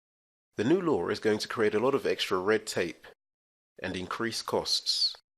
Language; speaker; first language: English; native; English